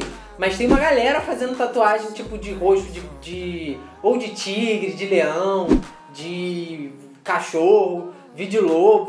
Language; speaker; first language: Portuguese; native; Portuguese